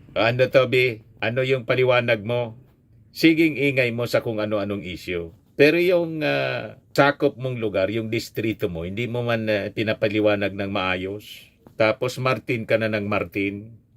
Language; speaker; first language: Filipino; non-native, local second language; Bikol